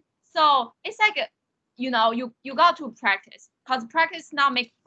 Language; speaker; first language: English; non-native, fluent; Chinese